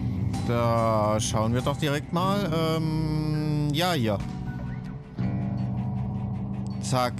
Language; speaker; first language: German; native; German